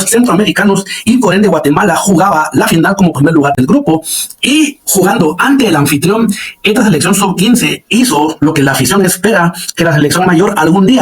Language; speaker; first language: Spanish; native; Spanish